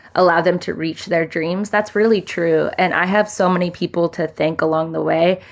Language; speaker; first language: English; early bilingual, other home language; Hindi